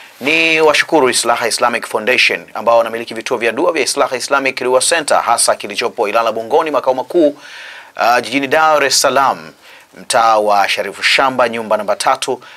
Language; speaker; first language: Swahili; native; Swahili